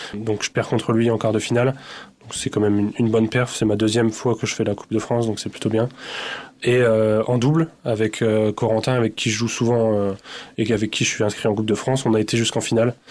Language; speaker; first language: French; native; French